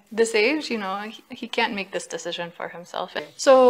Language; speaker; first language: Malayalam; non-native, fluent; English